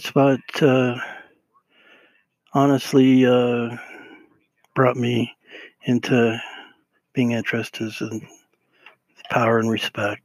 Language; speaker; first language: English; native; English